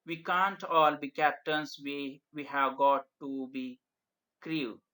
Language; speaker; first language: English; non-native, local second language; Marathi